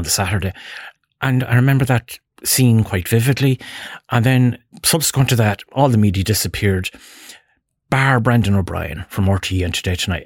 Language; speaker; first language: English; native; English